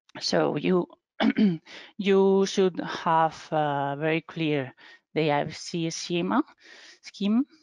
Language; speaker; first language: English; non-native, fluent; Spanish